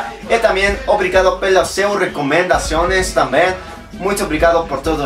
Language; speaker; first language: Portuguese; non-native, learner; Spanish